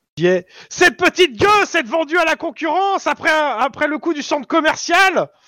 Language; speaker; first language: French; native; French